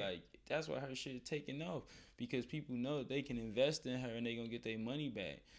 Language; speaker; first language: English; native; English